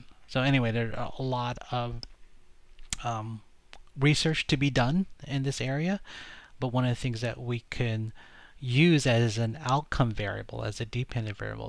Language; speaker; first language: English; native; English